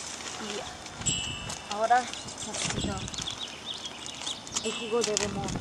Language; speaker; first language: Spanish; non-native, learner; English